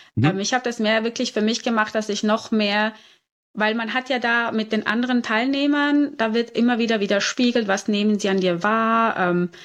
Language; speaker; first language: German; native; German